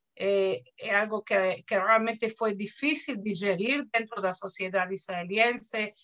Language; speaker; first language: Portuguese; non-native, fluent; Hebrew